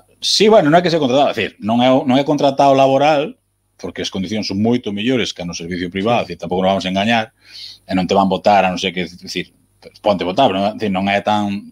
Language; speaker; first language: Galician; native; Galician